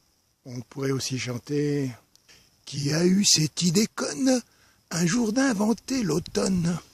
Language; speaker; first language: French; native; French